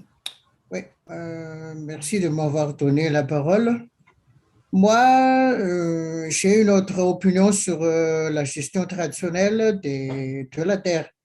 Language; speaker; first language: French; non-native, local second language; Malagasy